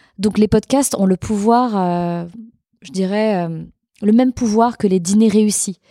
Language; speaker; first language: French; native; French